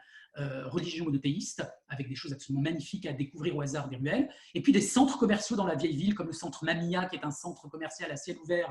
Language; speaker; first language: French; native; French